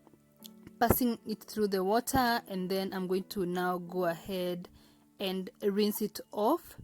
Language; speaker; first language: English; non-native, local second language; Swahili